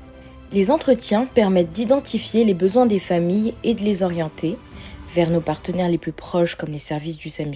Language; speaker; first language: French; native; French